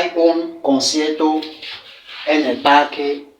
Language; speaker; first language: Spanish; non-native, fluent; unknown